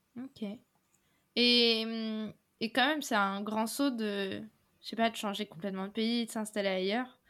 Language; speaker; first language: French; native; French